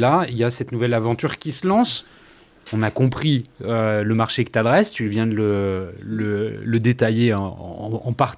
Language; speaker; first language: French; native; French